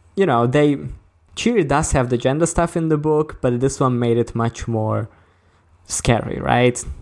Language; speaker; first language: English; early bilingual, other home language; Hungarian